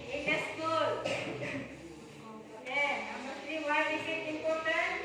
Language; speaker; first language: English; non-native, learner; Indonesian